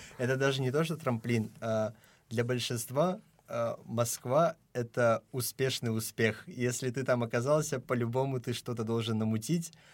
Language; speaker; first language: Russian; non-native, local second language; Tajik